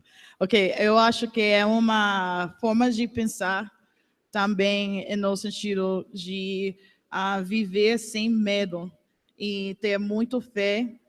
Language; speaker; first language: Portuguese; non-native, learner; English